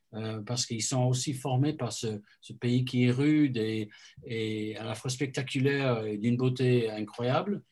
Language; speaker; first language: French; non-native, fluent; English